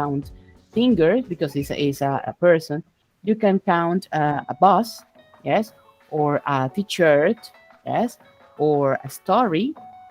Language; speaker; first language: English; non-native, fluent; Spanish